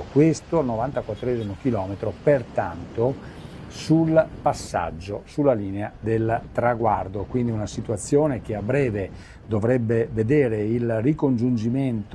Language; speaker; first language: Italian; native; Italian